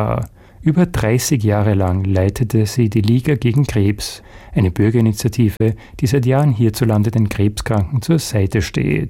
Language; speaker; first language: German; native; German